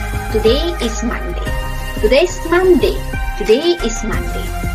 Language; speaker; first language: English; non-native, fluent; Indonesian